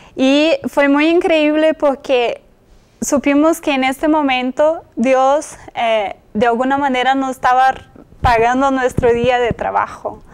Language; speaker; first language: Spanish; non-native, fluent; Portuguese